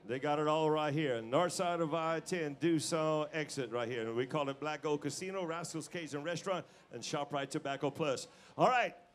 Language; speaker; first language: English; early bilingual, other home language; French